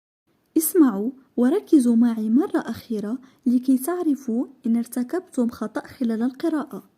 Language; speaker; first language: Arabic; native; Arabic